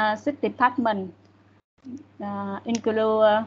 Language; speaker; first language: English; non-native, learner; Vietnamese